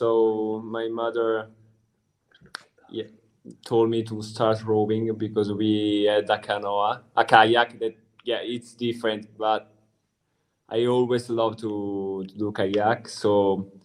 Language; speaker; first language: English; non-native, learner; Italian